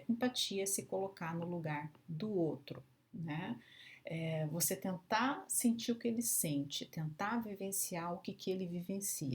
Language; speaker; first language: Portuguese; native; Portuguese